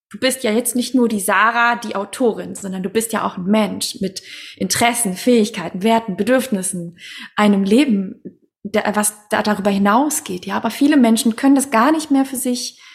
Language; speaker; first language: German; non-native, fluent; Swedish